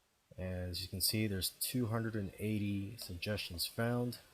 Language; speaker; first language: English; native; English